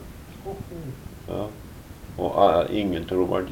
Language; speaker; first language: Norwegian; early bilingual, heritage; Norwegian